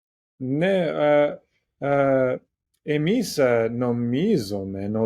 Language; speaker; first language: Greek; non-native, learner; English